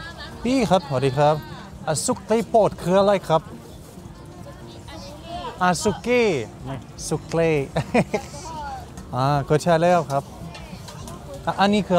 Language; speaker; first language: Thai; non-native, learner; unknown